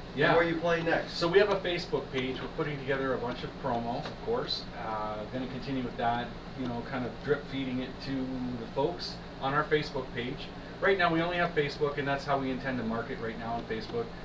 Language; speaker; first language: English; native; English